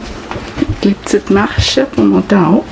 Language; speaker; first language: French; native; French